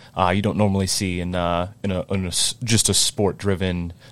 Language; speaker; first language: English; native; English